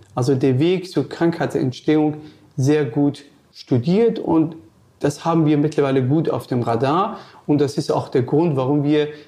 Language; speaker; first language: German; non-native, fluent; Persian